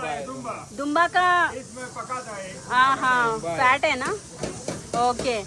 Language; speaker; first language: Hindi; non-native, local second language; Telugu